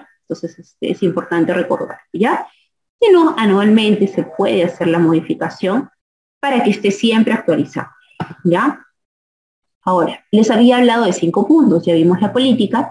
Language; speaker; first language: Spanish; native; Spanish